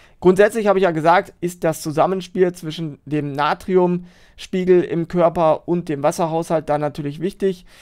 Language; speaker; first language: German; native; German